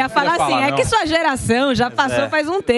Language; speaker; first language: Portuguese; native; Portuguese